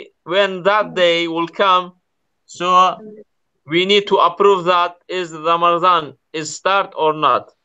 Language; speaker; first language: English; non-native, learner; Kurdish